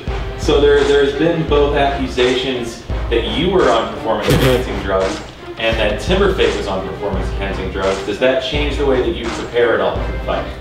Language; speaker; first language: English; native; English